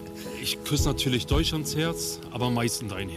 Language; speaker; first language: German; early bilingual, other home language; Kurdish